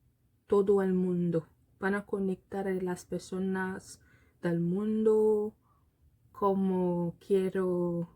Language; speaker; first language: Spanish; non-native, learner; Lingala